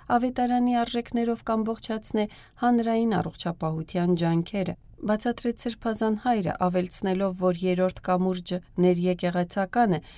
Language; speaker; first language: Armenian; early bilingual, heritage; Armenian